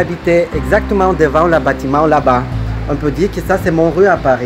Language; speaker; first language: French; non-native, fluent; Russian